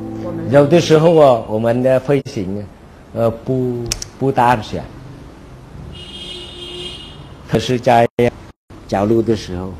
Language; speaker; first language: Chinese; non-native, learner; Vietnamese